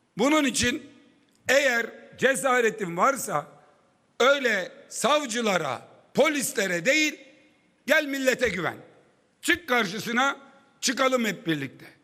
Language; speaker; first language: Turkish; native; Turkish